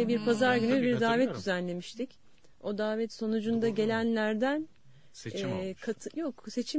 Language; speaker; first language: Turkish; native; Turkish